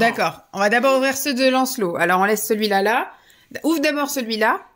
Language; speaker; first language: French; native; French